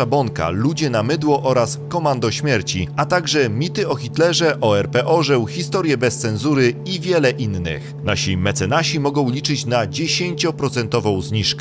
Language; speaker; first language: Polish; native; Polish